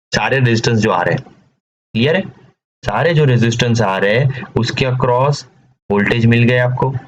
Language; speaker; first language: Hindi; non-native, local second language; Gujarati